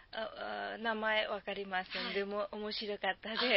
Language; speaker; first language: Japanese; non-native, learner; Bangla